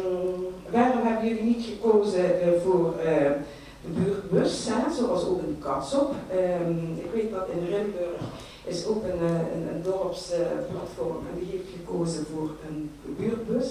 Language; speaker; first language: Dutch; native; Dutch